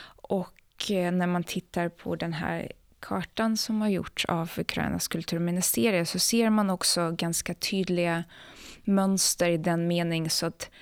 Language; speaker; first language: Swedish; non-native, fluent; Ukrainian